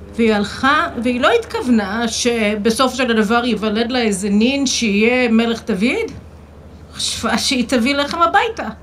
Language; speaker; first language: Hebrew; non-native, fluent; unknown